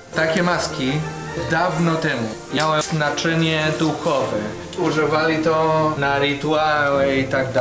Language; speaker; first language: Polish; non-native, learner; Spanish